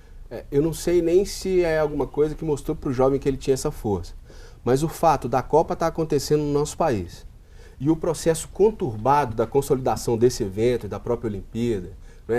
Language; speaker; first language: Portuguese; native; Portuguese